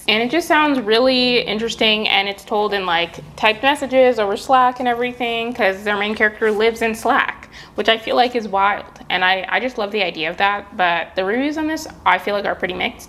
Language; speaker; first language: English; native; English